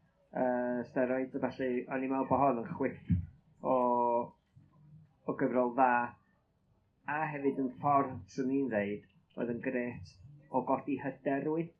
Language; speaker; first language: Welsh; native; Welsh